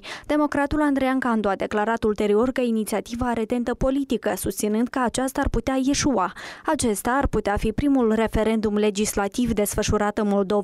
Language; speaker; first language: Romanian; native; Romanian